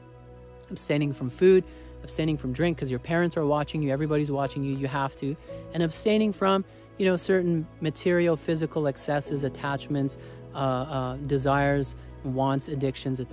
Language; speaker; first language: English; native; English